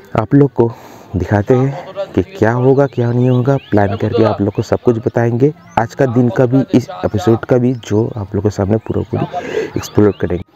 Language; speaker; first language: Hindi; non-native, local second language; Bangla